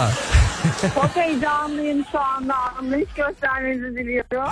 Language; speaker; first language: Turkish; early bilingual, heritage; Turkish